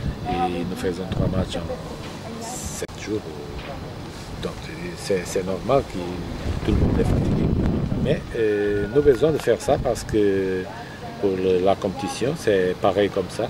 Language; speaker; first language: French; non-native, fluent; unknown